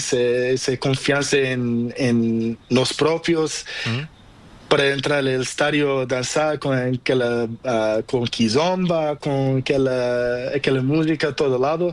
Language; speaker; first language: Spanish; non-native, learner; Portuguese